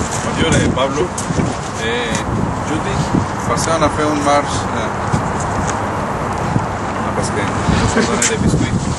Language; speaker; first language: French; non-native, learner; Spanish